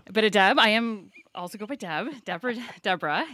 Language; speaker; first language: English; native; English